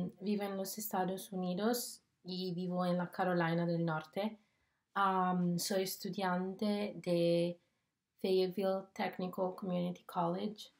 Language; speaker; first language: Spanish; non-native, learner; English